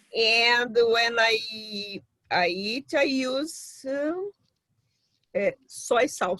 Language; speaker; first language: English; non-native, learner; Portuguese